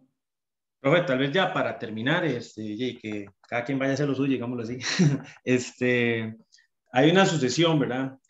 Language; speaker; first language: Spanish; native; Spanish